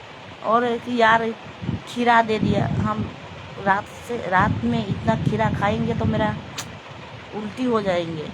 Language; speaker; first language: Hindi; non-native, local second language; Bangla